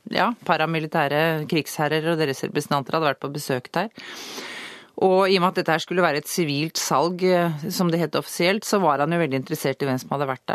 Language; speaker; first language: Norwegian; native; Norwegian